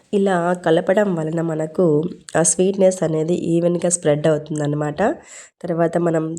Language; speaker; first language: Telugu; non-native, local second language; Urdu